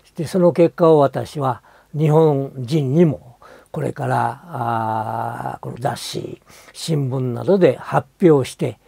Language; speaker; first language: Japanese; native; Japanese